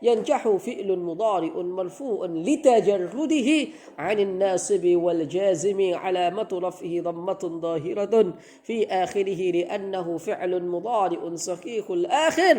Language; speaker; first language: Arabic; non-native, fluent; Indonesian